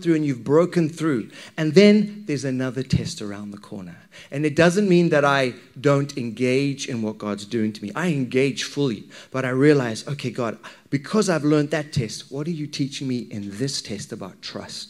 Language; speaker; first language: English; native; English